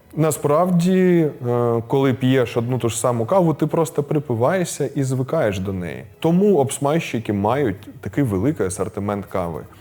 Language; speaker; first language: Ukrainian; non-native, local second language; Russian